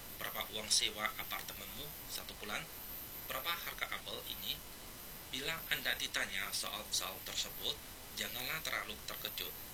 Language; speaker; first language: Malay; non-native, fluent; Chinese